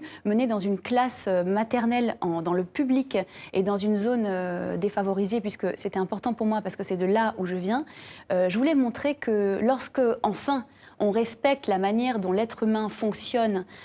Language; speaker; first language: French; native; French